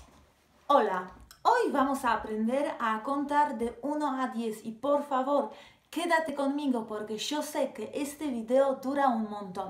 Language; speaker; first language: Spanish; non-native, fluent; Polish